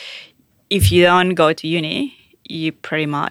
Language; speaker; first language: English; non-native, fluent; Spanish